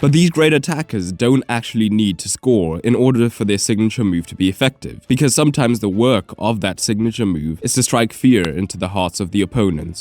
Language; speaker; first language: English; native; English